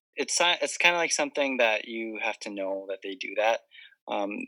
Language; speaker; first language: English; native; English